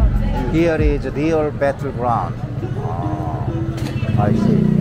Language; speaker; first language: English; non-native, learner; Korean